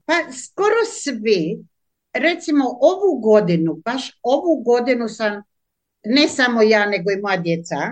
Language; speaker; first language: Croatian; native; Croatian